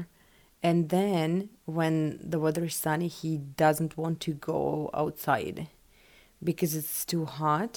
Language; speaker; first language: English; non-native, fluent; Russian